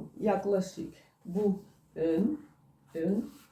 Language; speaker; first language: Turkish; non-native, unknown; Russian